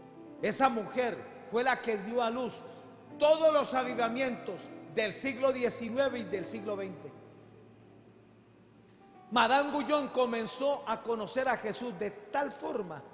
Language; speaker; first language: Spanish; native; Spanish